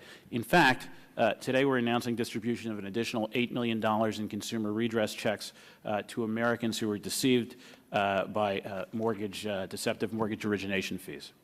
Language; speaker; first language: English; native; English